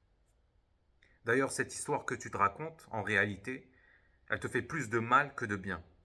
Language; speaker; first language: French; native; French